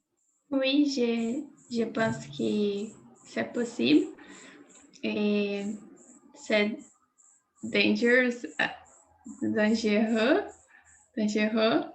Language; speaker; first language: French; non-native, learner; Portuguese